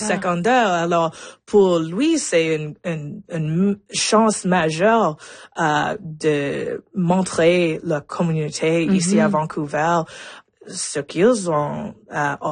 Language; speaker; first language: French; non-native, local second language; English